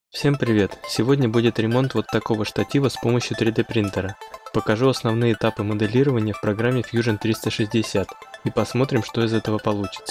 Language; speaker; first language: Russian; native; Russian